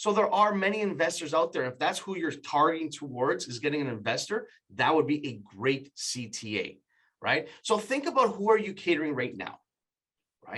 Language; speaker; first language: English; native; English